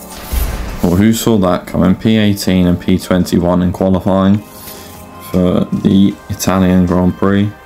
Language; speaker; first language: English; native; English